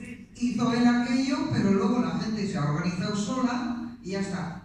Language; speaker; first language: Spanish; native; Spanish